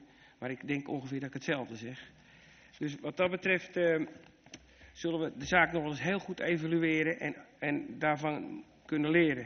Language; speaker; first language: Dutch; native; Dutch